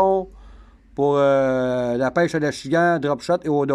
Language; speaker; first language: French; native; French